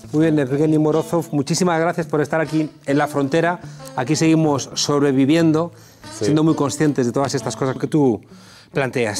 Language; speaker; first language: Spanish; native; Spanish